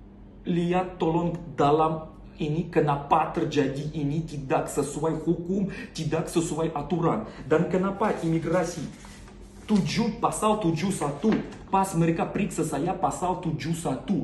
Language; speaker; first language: Indonesian; non-native, learner; Russian